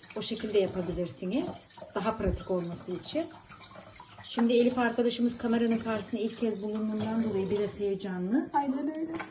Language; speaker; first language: Turkish; early bilingual, heritage; Turkish